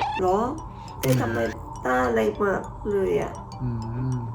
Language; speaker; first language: Thai; non-native, learner; Korean